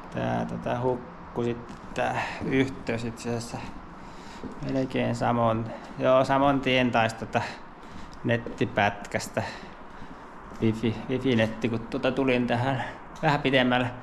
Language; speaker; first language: Finnish; native; Finnish